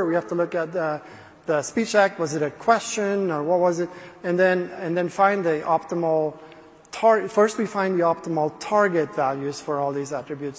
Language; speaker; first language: English; non-native, fluent; Swedish